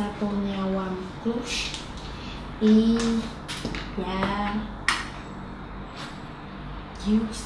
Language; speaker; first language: Polish; non-native, learner; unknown